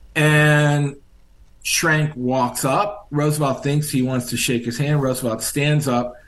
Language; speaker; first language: English; native; English